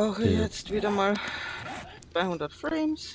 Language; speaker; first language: German; native; German